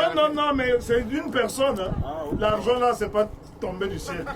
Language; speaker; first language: French; non-native, local second language; Kongo